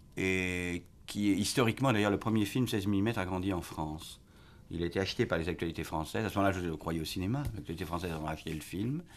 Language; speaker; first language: French; native; French